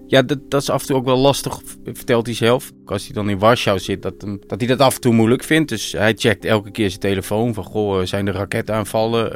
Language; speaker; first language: Dutch; native; Dutch